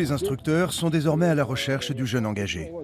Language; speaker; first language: French; native; French